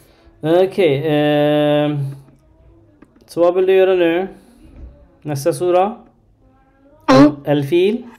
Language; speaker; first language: Swedish; non-native, learner; Arabic